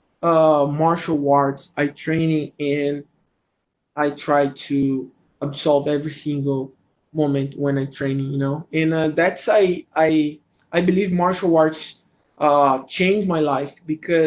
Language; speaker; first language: English; non-native, learner; Portuguese